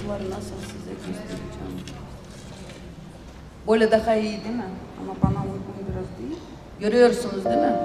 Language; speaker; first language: Turkish; non-native, learner; Russian